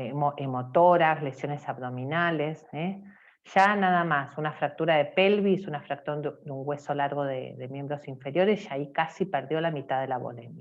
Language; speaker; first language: Spanish; native; Spanish